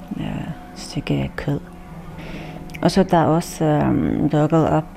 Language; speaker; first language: Danish; non-native, learner; Chechen